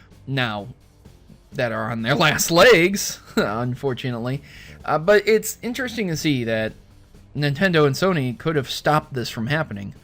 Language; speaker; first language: English; native; English